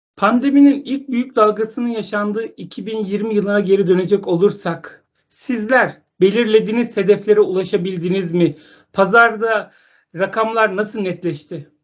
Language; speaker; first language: Turkish; native; Turkish